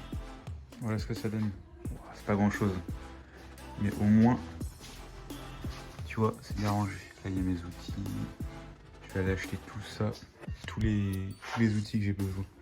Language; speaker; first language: French; native; French